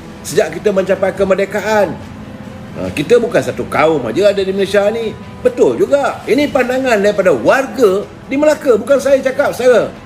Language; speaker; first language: Malay; native; Malay